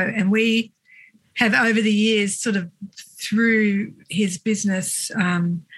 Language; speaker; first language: English; native; English